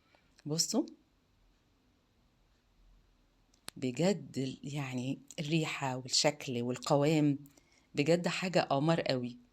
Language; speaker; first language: Arabic; native; Arabic